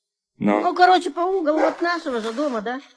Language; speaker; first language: Russian; native; Russian